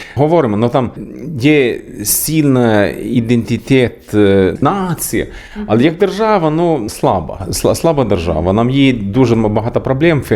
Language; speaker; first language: Ukrainian; non-native, learner; Swedish